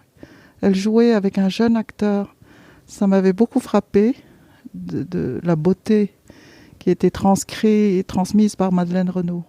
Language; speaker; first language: French; non-native, fluent; Vietnamese